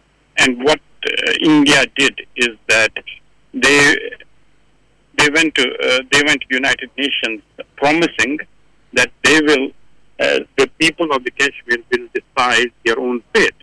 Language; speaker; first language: English; non-native, local second language; Kashmiri